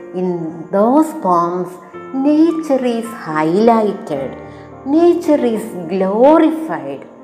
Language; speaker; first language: English; non-native, local second language; Malayalam